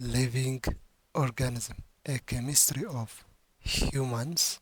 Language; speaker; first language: English; non-native, local second language; Amharic